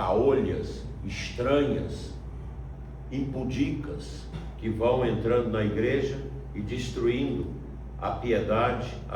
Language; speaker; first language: Portuguese; native; Portuguese